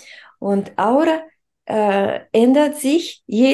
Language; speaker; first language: German; non-native, fluent; Russian